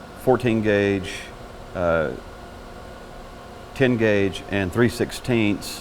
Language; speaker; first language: English; native; English